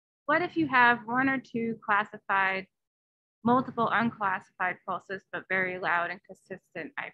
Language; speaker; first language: English; native; English